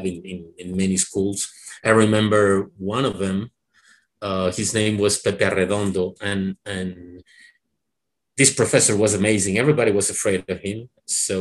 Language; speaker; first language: English; non-native, fluent; Spanish